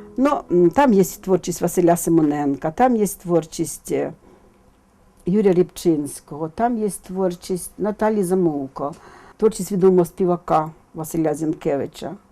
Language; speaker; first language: Ukrainian; native; Ukrainian